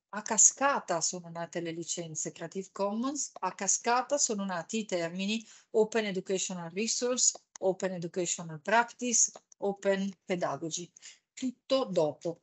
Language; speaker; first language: Italian; native; Italian